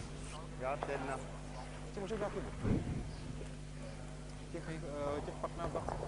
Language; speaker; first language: Czech; native; Czech